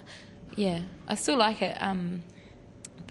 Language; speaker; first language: English; native; English